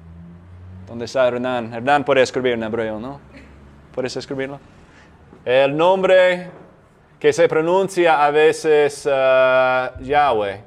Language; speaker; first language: Spanish; non-native, fluent; English